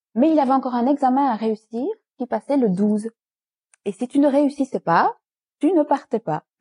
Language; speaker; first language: French; native; French